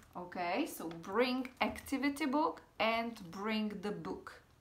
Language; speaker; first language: English; non-native, fluent; Czech